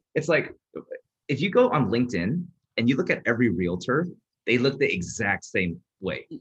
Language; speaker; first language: English; native; English